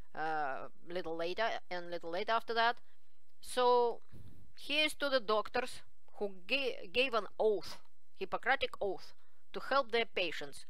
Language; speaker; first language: English; non-native, fluent; Russian